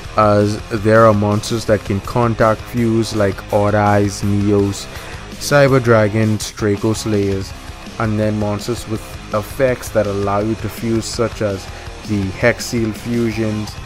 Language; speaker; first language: English; native; English